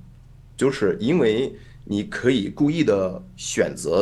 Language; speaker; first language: Chinese; non-native, fluent; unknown